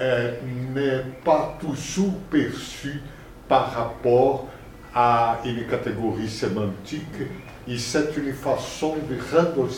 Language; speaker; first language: French; non-native, fluent; Spanish